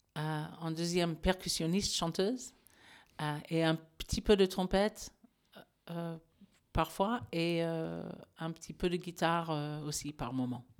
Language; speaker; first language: French; non-native, fluent; English